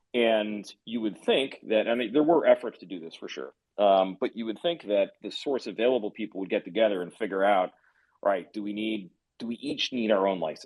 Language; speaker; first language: English; native; English